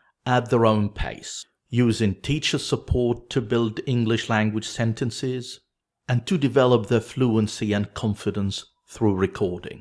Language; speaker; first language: English; non-native, fluent; Arabic